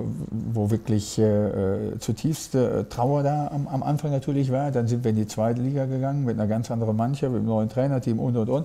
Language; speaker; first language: German; native; German